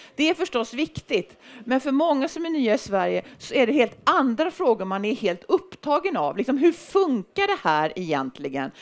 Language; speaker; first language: Swedish; native; Swedish